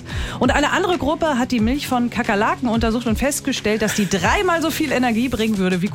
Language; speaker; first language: German; native; German